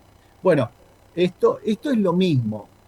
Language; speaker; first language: Spanish; native; Spanish